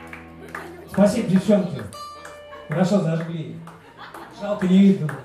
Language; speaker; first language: Russian; native; Russian